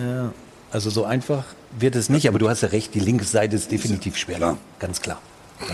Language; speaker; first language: German; native; German